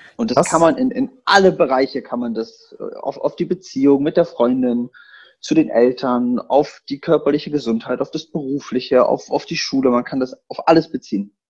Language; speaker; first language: German; early bilingual, other home language; Polish